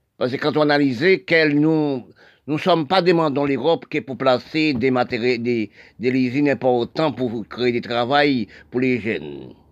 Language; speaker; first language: French; non-native, local second language; Haitian Creole